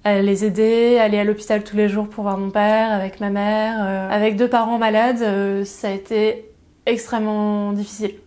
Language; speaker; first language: French; native; French